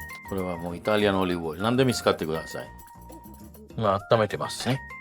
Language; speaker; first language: Japanese; non-native, fluent; Italian